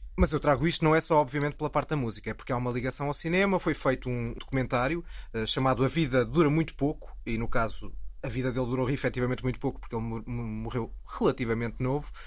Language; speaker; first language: Portuguese; native; Portuguese